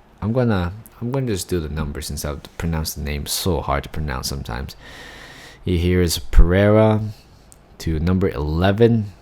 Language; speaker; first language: English; non-native, fluent; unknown